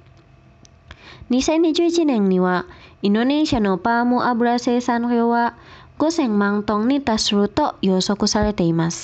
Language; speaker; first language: Japanese; non-native, fluent; Indonesian